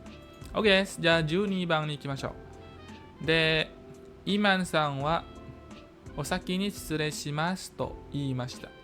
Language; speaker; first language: Japanese; non-native, fluent; Indonesian